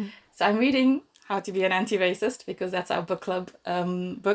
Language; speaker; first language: English; native; English